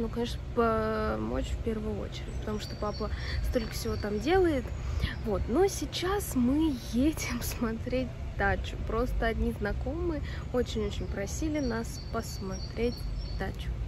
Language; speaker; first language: Russian; native; Russian